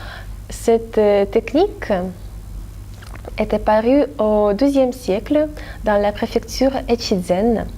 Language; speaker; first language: French; non-native, fluent; Russian